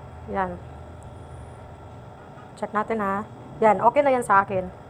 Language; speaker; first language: Filipino; non-native, local second language; Cebuano